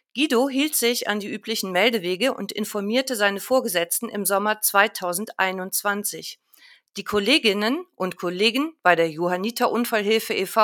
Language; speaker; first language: German; native; German